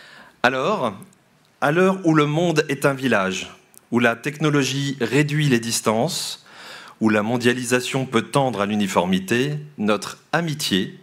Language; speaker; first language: French; native; French